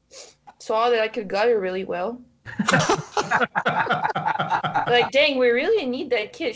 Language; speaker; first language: English; non-native, fluent; Russian